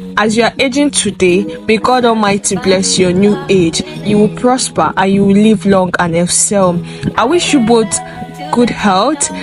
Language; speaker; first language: Nigerian Pidgin; non-native, local second language; Igbo